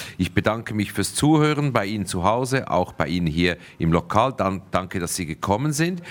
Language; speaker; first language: German; native; German